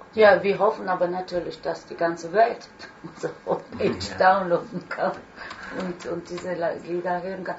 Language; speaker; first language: German; non-native, fluent; Turkish